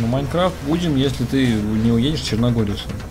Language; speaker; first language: Russian; native; Russian